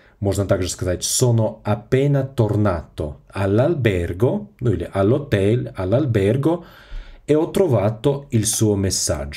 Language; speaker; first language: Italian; non-native, fluent; Russian